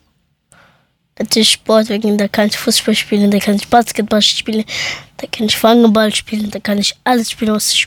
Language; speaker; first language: German; early bilingual, other home language; Persian